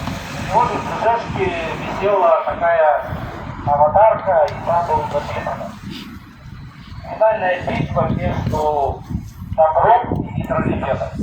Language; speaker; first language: Russian; native; Russian